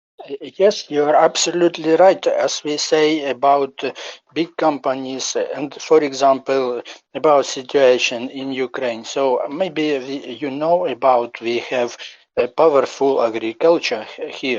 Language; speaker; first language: English; non-native, learner; Ukrainian